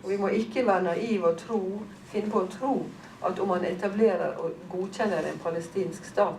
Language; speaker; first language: Norwegian; native; Norwegian